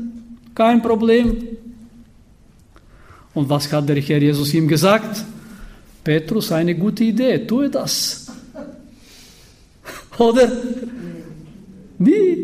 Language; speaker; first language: German; non-native, fluent; Bulgarian